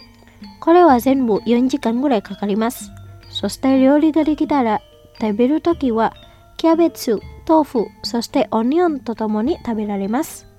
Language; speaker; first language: Japanese; non-native, fluent; Indonesian